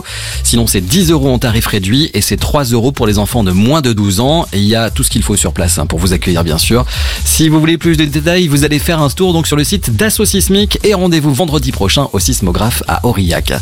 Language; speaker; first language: French; native; French